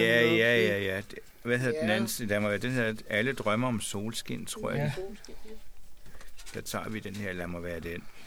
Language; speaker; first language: Danish; native; Danish